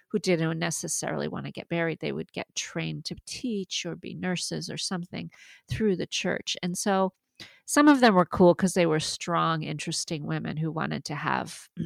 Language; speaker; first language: English; early bilingual, other home language; French